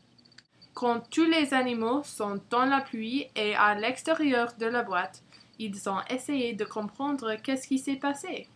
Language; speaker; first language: French; non-native, learner; English